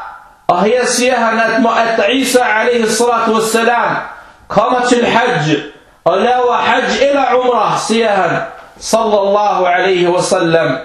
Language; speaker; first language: Danish; non-native, fluent; Arabic